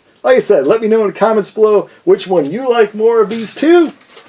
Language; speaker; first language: English; native; English